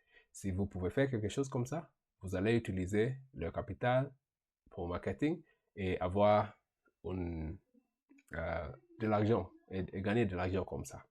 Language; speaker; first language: French; non-native, learner; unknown